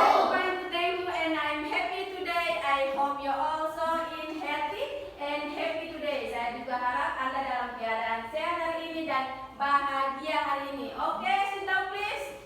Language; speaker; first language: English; non-native, learner; Indonesian